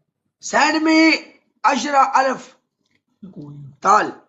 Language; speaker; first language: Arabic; non-native, learner; Punjabi